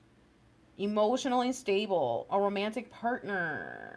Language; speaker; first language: English; native; English